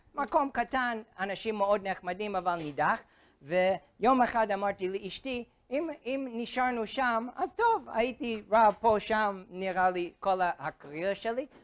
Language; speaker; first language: Hebrew; non-native, fluent; English